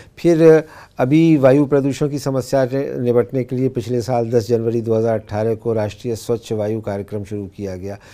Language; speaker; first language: Hindi; native; Hindi